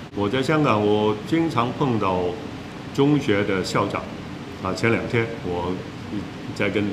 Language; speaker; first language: Chinese; non-native, local second language; Cantonese